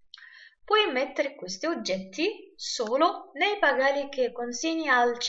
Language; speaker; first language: Italian; non-native, fluent; Arabic